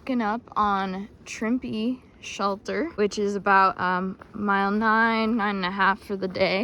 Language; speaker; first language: English; native; English